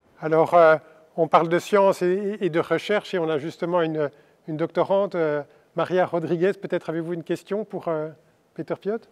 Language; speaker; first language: French; native; French